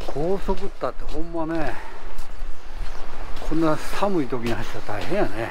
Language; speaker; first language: Japanese; native; Japanese